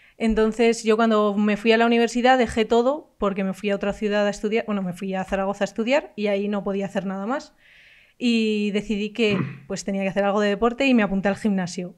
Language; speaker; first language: Spanish; native; Spanish